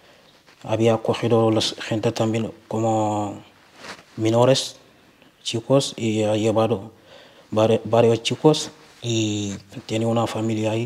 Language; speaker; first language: Spanish; non-native, learner; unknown